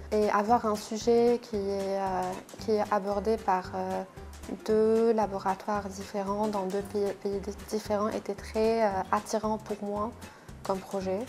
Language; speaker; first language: French; non-native, local second language; Arabic